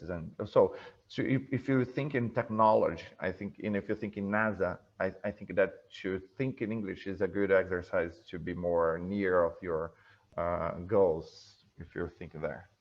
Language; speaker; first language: English; non-native, fluent; Portuguese